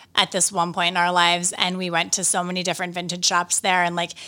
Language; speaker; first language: English; native; English